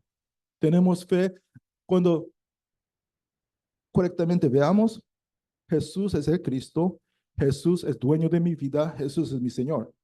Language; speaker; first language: Spanish; non-native, learner; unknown